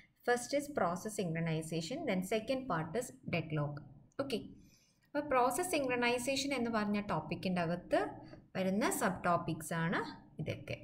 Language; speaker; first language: English; non-native, local second language; Malayalam